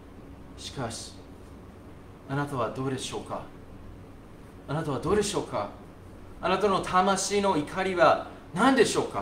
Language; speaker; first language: Japanese; non-native, fluent; English